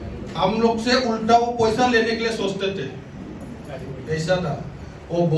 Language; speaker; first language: Hindi; non-native, local second language; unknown